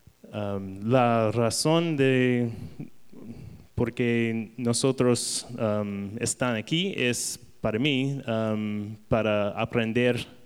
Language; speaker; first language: Spanish; non-native, learner; English